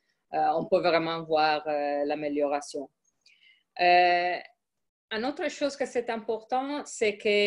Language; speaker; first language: French; non-native, fluent; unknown